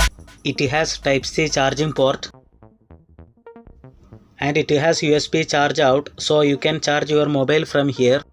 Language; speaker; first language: English; non-native, local second language; Malayalam